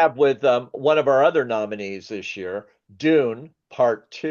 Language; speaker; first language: English; native; English